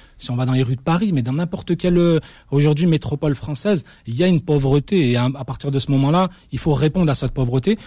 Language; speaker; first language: French; early bilingual, other home language; Arabic